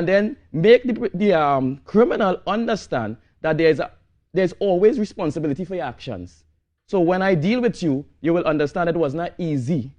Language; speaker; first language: English; native; English